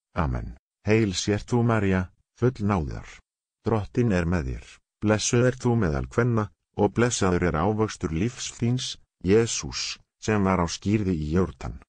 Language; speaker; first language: Icelandic; non-native, learner; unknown